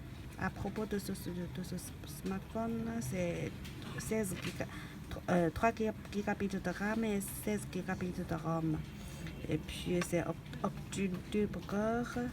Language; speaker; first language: French; non-native, learner; Chinese